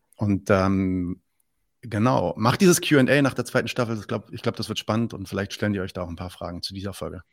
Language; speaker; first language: German; early bilingual, other home language; Arabic